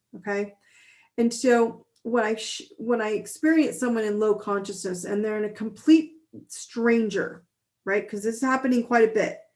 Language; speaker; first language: English; native; English